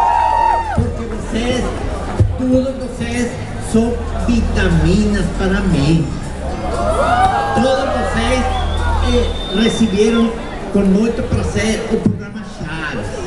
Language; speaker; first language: Portuguese; non-native, learner; Spanish